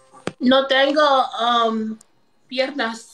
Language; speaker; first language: Spanish; non-native, learner; English